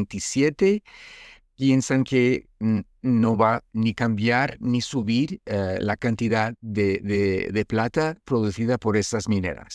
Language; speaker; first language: Spanish; non-native, fluent; French